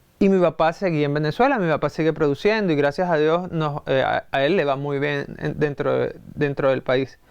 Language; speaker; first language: Spanish; native; Spanish